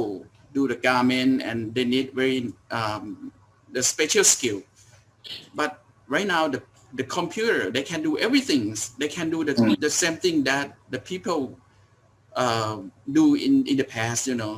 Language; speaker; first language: English; non-native, learner; Thai